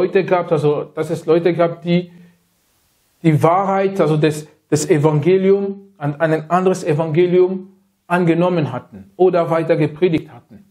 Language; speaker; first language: German; non-native, learner; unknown